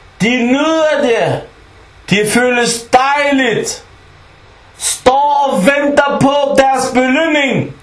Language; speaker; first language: Danish; non-native, fluent; Arabic